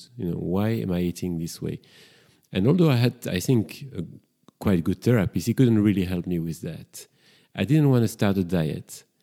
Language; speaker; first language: English; non-native, fluent; French